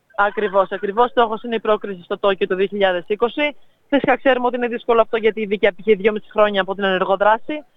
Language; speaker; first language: Greek; native; Greek